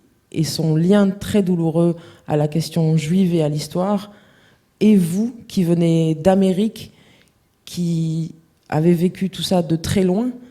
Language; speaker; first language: French; native; French